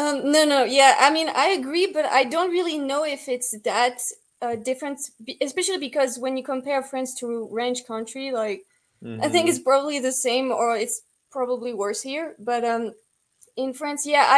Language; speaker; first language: English; non-native, fluent; French